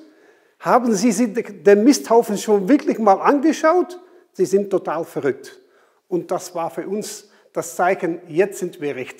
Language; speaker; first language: German; non-native, fluent; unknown